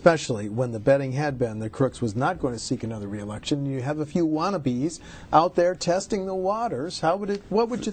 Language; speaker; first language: English; native; English